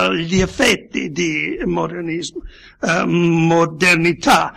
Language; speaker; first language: Italian; non-native, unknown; English